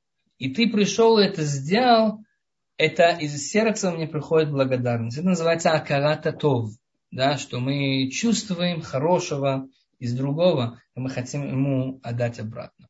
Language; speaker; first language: Russian; early bilingual, heritage; Russian